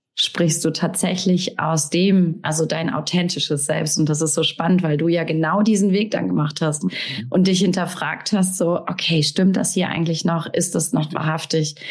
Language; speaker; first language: German; native; German